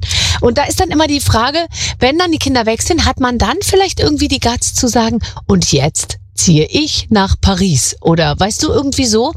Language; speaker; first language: German; native; German